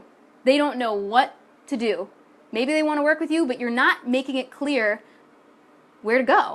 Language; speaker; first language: English; native; English